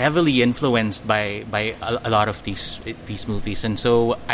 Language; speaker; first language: English; non-native, local second language; Filipino